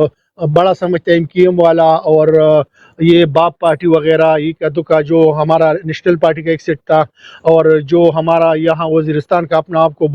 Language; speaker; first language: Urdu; non-native, local second language; Pashto